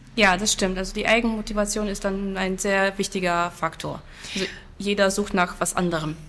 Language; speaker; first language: German; non-native, fluent; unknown